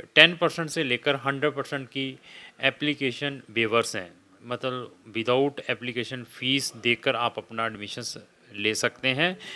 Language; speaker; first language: Hindi; non-native, local second language; Punjabi